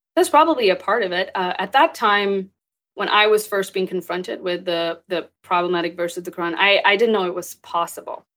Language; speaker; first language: English; early bilingual, other home language; Urdu